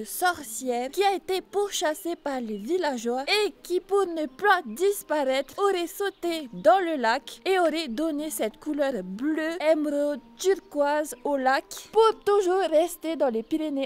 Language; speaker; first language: French; native; French